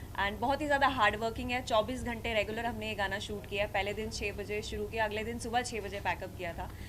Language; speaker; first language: Hindi; non-native, local second language; Punjabi